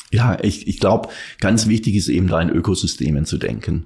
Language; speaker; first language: German; native; German